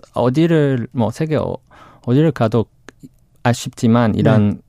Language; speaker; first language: Korean; non-native, fluent; English